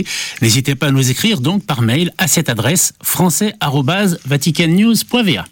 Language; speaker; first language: French; native; French